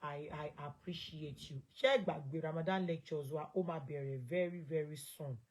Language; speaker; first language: English; non-native, local second language; Yoruba